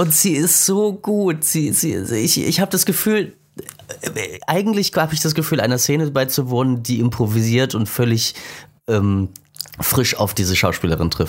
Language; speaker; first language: German; native; German